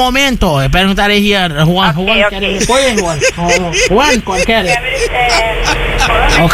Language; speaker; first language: Spanish; non-native, learner; Portuguese